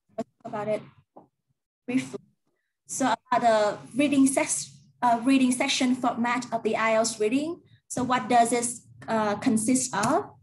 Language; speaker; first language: English; non-native, learner; Vietnamese